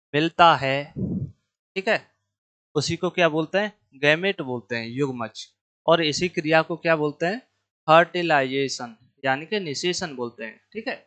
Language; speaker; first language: Hindi; native; Hindi